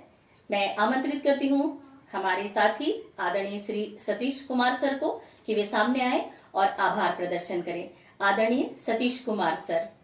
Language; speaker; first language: Hindi; native; Hindi